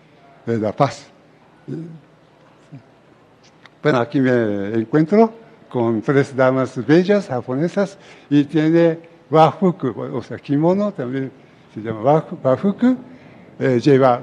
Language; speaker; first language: Spanish; non-native, fluent; Japanese